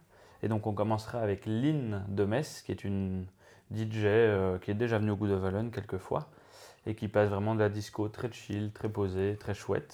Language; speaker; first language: French; native; French